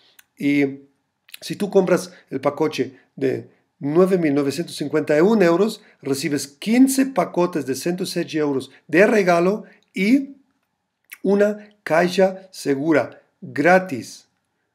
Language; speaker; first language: Spanish; non-native, fluent; German